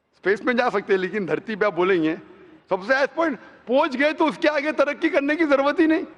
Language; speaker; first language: Hindi; non-native, local second language; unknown